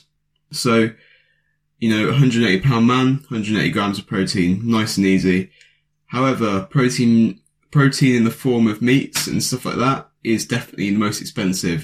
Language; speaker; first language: English; native; English